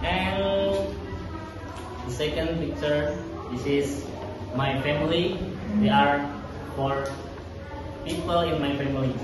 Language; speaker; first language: English; non-native, learner; Indonesian